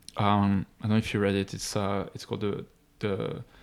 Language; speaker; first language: English; non-native, fluent; French